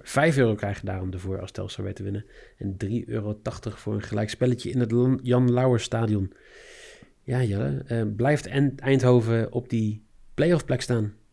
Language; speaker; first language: Dutch; native; Dutch